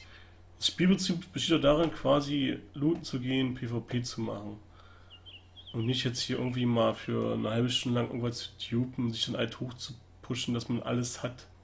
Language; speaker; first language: German; native; German